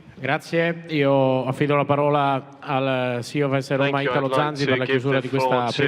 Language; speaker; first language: Italian; native; Italian